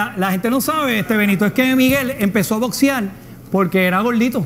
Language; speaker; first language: Spanish; native; Spanish